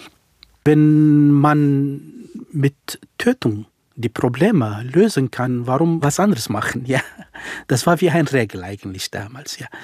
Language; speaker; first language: German; non-native, fluent; Central Kurdish